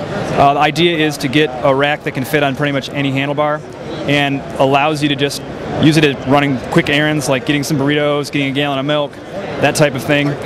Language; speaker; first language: English; native; English